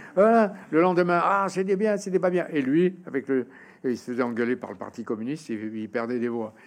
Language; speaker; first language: French; native; French